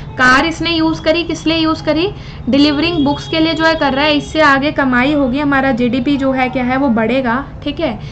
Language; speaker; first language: Hindi; native; Hindi